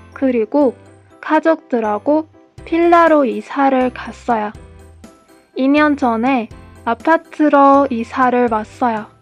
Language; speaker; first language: Korean; non-native, learner; Persian